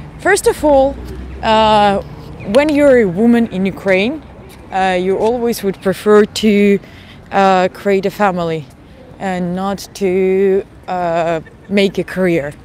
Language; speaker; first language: English; non-native, fluent; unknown